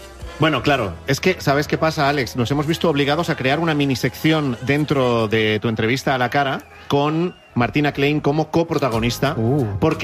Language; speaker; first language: Spanish; native; Spanish